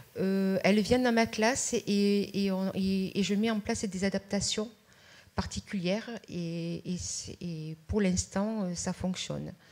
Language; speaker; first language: French; native; French